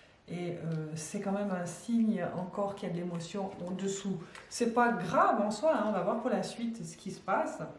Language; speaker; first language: French; native; French